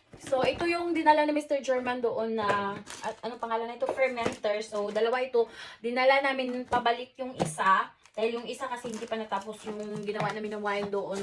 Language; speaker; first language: Filipino; non-native, local second language; Cebuano